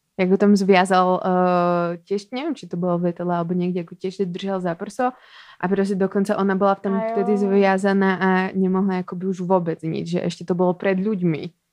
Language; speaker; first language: Slovak; native; Slovak